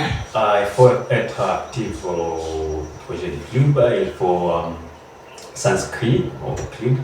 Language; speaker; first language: French; non-native, learner; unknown